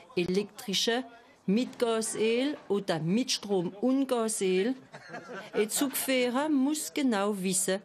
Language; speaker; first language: German; non-native, local second language; French